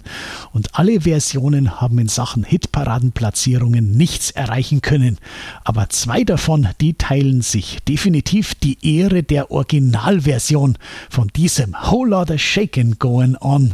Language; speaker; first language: German; native; German